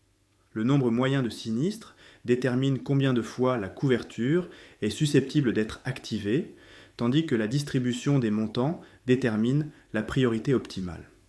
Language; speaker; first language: French; native; French